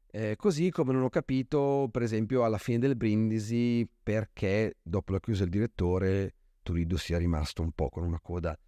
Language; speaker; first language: Italian; native; Italian